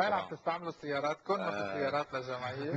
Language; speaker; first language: Arabic; native; Arabic